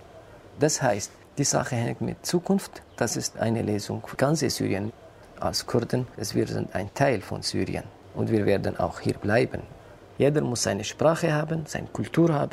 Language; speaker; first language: German; non-native, fluent; Kurdish